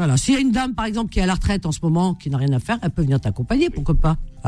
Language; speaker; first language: French; native; French